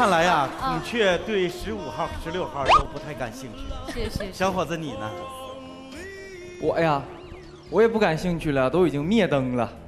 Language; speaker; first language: Chinese; native; Chinese